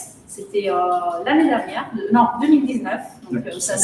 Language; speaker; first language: French; native; French